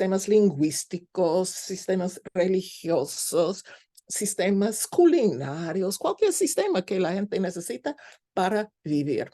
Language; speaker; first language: Spanish; non-native, fluent; English